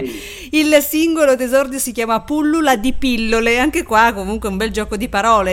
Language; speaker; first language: Italian; native; Italian